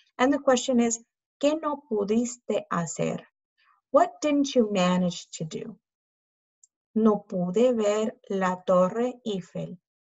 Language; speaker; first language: English; native; English